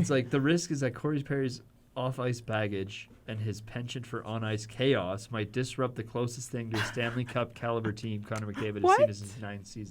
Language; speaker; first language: English; native; English